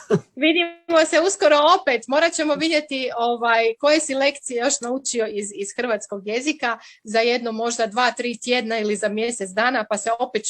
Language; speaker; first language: Croatian; native; Croatian